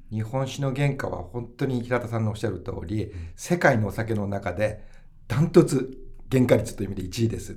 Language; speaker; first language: Japanese; native; Japanese